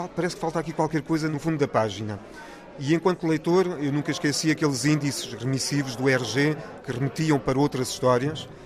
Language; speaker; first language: Portuguese; early bilingual, other home language; French